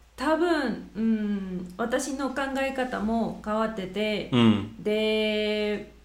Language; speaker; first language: Japanese; non-native, fluent; Spanish